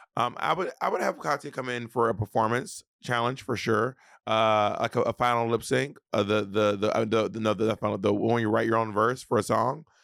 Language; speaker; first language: English; native; English